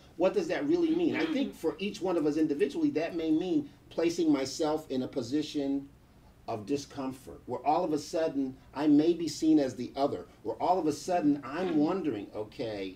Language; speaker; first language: English; native; English